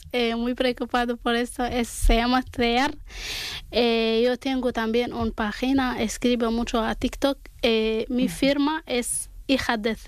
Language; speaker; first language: Spanish; non-native, learner; Arabic